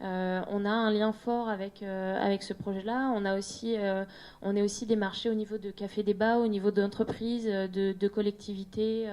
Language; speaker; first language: French; native; French